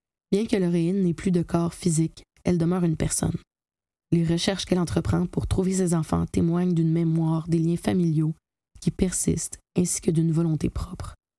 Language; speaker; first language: French; native; French